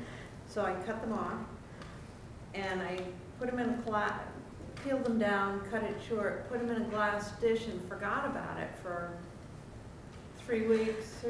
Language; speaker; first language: English; native; English